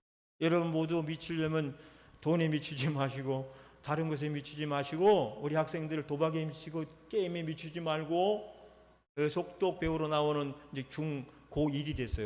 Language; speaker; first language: Korean; native; Korean